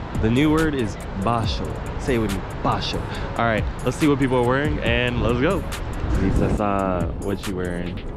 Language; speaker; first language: English; native; English